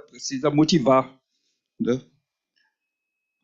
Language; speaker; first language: Portuguese; non-native, learner; German